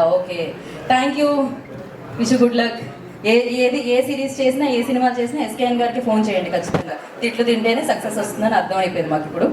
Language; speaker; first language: Telugu; native; Telugu